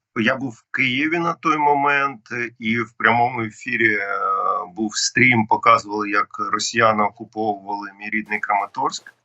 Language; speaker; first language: Ukrainian; non-native, local second language; Russian